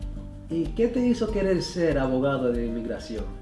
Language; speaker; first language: Spanish; early bilingual, heritage; Spanish